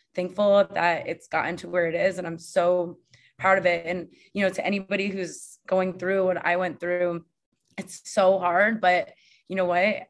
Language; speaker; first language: English; native; English